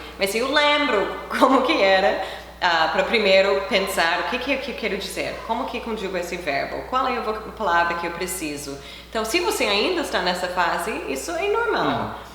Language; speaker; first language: Portuguese; non-native, fluent; English